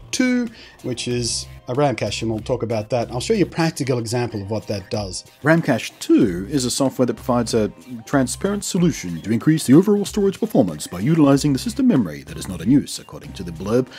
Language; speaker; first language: English; native; English